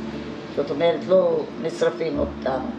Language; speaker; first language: Hebrew; non-native, fluent; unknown